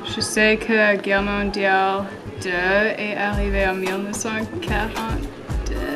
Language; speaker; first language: French; non-native, learner; English